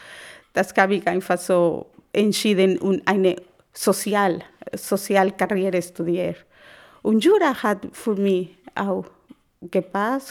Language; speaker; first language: German; non-native, learner; Spanish